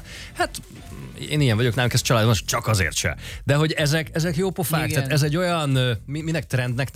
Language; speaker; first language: Hungarian; native; Hungarian